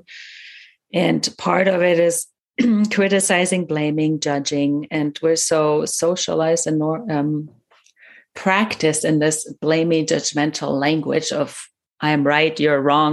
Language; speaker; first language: English; non-native, fluent; German